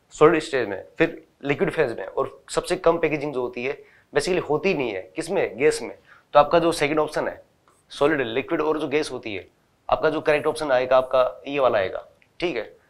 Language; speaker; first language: Hindi; native; Hindi